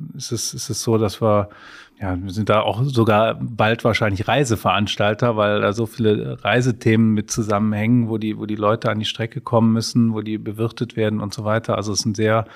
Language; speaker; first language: German; native; German